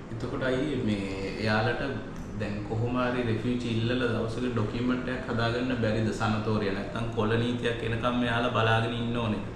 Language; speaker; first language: Sinhala; native; Sinhala